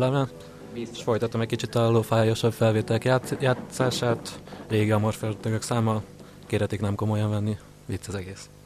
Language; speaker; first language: Hungarian; native; Hungarian